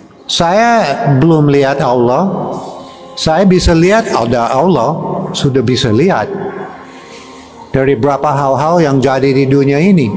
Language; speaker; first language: Indonesian; non-native, fluent; English